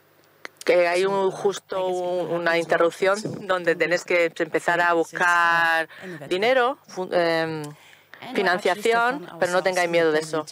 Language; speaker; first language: Spanish; non-native, fluent; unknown